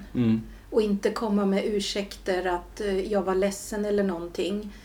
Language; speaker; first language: Swedish; native; Swedish